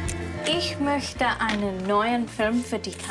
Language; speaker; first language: German; non-native, learner; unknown